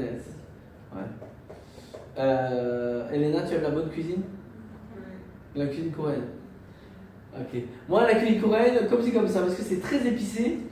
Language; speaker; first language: French; non-native, fluent; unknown